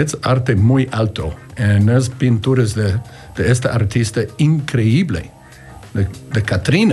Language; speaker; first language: Spanish; non-native, learner; English